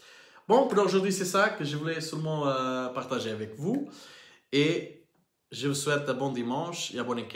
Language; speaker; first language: French; non-native, learner; Portuguese